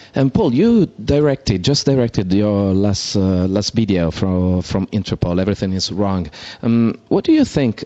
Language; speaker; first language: English; non-native, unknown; Italian